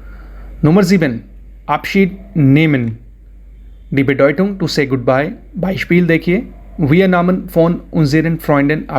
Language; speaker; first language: German; non-native, fluent; Hindi